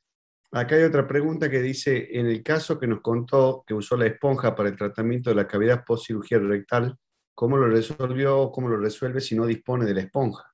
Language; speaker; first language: Spanish; native; Spanish